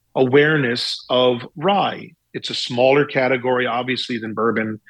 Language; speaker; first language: English; native; English